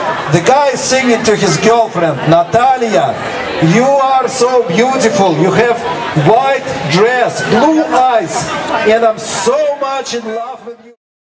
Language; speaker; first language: English; non-native, fluent; Russian